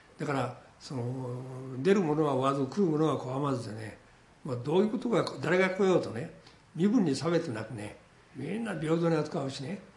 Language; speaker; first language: Japanese; native; Japanese